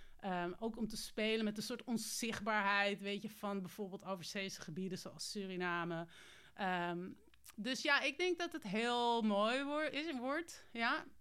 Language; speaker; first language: Dutch; native; Dutch